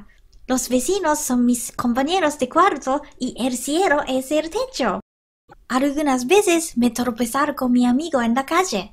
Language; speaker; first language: Spanish; non-native, learner; Japanese